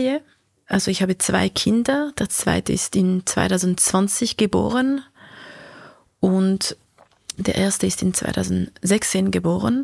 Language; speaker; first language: German; non-native, local second language; French